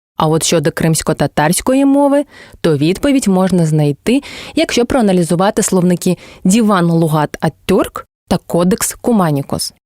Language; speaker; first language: Ukrainian; non-native, local second language; Crimean Tatar